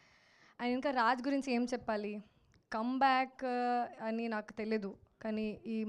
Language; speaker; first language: Telugu; non-native, learner; Hindi